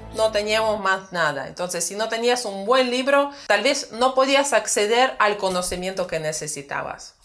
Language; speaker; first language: Spanish; non-native, fluent; Russian